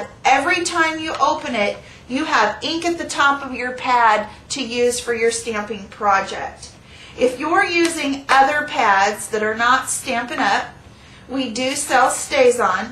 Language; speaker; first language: English; native; English